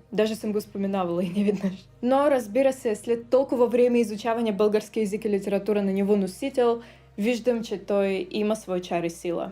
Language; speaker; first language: Bulgarian; early bilingual, other home language; Russian